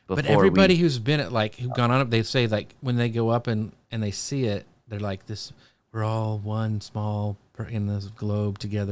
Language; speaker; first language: English; native; English